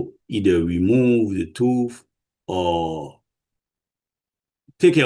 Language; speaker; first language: English; non-native, fluent; Haitian Creole